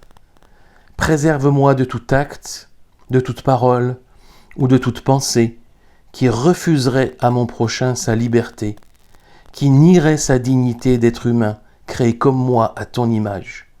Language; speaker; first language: French; native; French